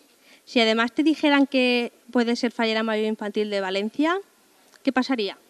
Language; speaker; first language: Spanish; native; Spanish